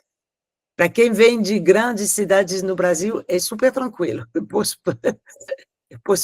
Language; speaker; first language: Portuguese; non-native, fluent; French